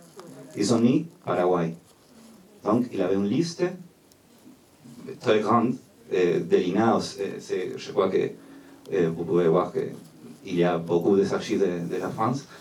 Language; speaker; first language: French; non-native, fluent; Spanish